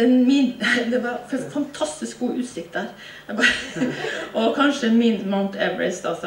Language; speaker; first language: Norwegian; native; Norwegian